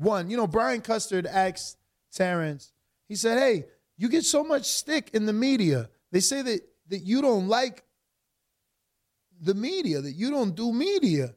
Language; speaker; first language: English; native; English